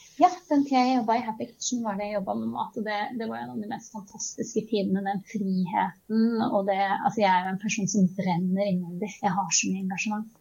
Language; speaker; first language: Norwegian; early bilingual, other home language; Czech